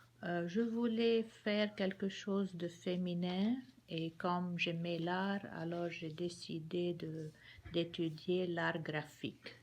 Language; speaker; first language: French; non-native, local second language; Arabic